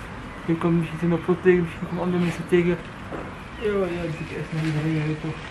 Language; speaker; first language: Dutch; non-native, local second language; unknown